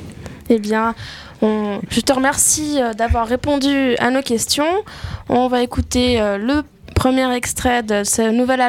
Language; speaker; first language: French; native; French